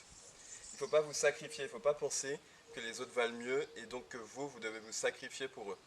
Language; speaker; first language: French; native; French